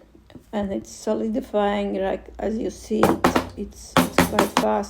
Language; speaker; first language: English; non-native, fluent; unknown